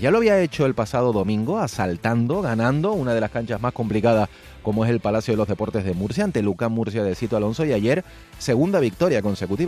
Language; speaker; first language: Spanish; native; Spanish